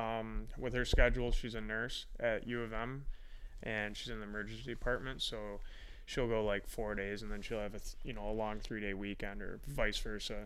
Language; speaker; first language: English; native; English